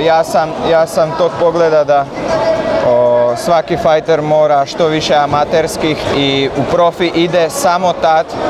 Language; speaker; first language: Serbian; non-native, local second language; Slovak